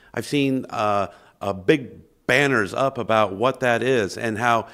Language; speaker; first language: English; native; English